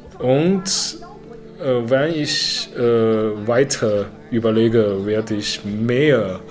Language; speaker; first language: German; non-native, learner; Chinese